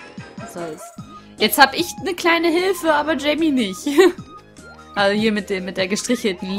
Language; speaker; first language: German; native; German